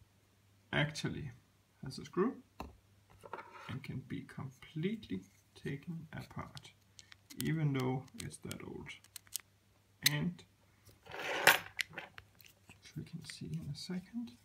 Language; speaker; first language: English; non-native, fluent; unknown